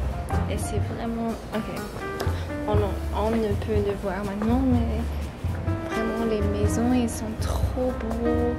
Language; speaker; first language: French; non-native, learner; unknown